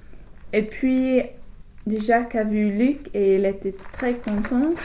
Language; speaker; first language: French; non-native, learner; English